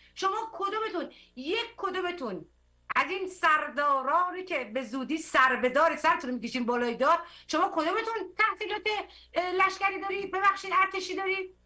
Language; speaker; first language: Persian; early bilingual, heritage; Persian